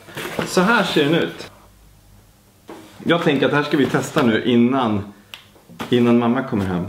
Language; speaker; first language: Swedish; native; Swedish